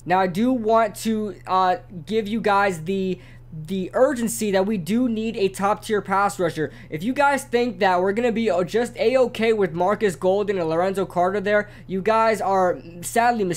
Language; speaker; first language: English; native; English